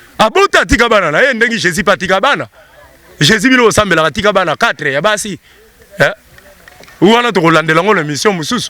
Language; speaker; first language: Lingala; non-native, local second language; Kongo